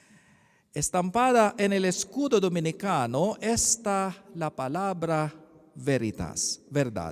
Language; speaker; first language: Spanish; non-native, learner; Filipino